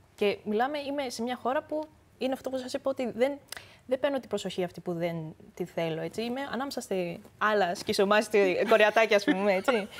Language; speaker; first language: Greek; early bilingual, other home language; Korean